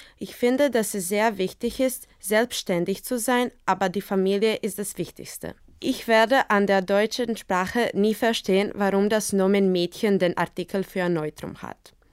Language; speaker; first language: German; non-native, learner; Croatian